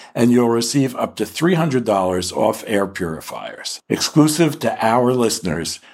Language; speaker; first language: English; native; English